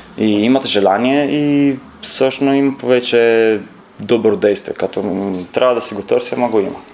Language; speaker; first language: Bulgarian; non-native, fluent; Italian